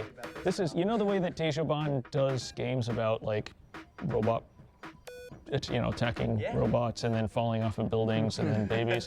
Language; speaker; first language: English; native; English